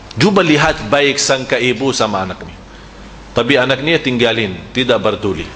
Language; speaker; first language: Malay; non-native, fluent; Arabic